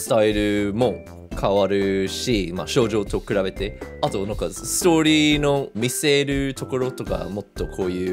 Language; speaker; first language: Japanese; non-native, fluent; English